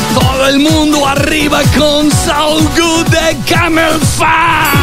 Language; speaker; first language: Spanish; native; Spanish